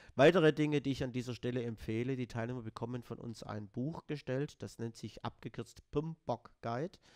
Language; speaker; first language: German; native; German